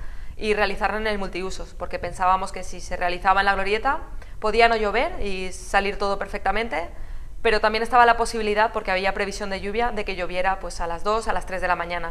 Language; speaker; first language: Spanish; native; Spanish